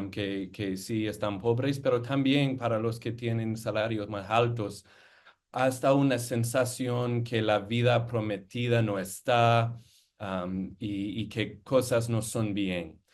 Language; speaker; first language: Spanish; non-native, fluent; English